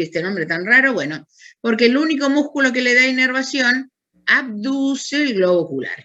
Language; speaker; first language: Spanish; native; Spanish